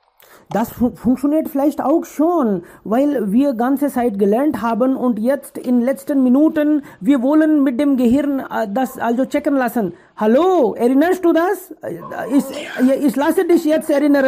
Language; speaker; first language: German; non-native, learner; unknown